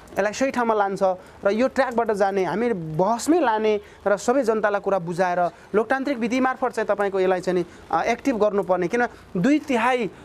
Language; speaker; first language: Nepali; non-native, local second language; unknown